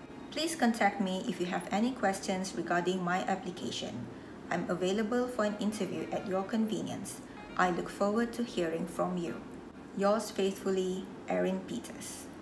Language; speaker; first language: English; non-native, local second language; Malay